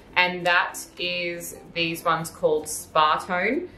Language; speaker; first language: English; native; English